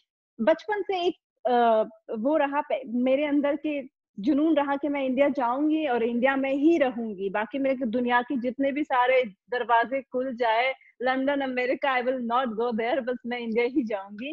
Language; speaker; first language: Hindi; non-native, fluent; Pashto